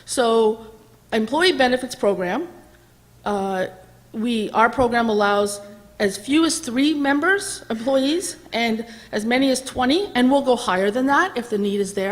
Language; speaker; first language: English; native; English